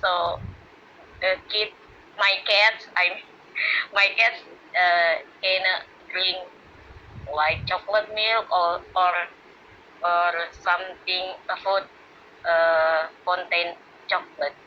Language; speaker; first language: English; non-native, learner; Indonesian